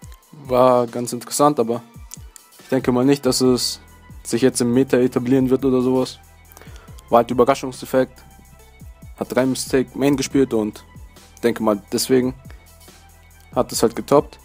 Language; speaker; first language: German; native; German